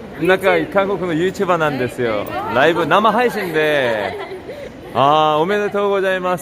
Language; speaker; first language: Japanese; non-native, fluent; Korean